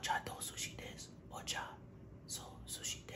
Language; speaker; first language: Japanese; non-native, learner; English